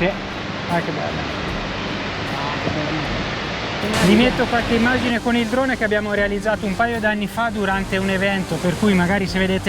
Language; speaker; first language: Italian; native; Italian